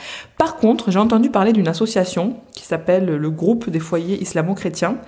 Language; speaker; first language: French; native; French